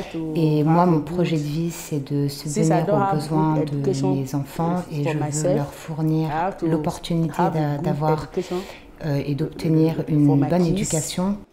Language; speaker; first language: French; non-native, fluent; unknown